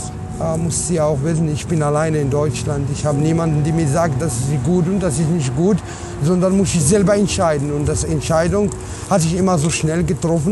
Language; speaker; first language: German; non-native, learner; Arabic